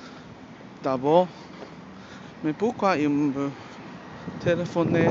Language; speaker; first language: French; non-native, learner; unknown